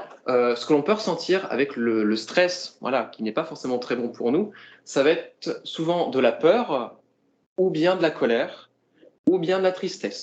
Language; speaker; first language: French; native; French